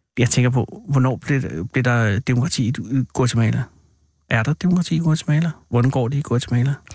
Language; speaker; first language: Danish; native; Danish